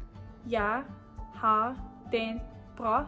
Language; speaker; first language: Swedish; non-native, learner; English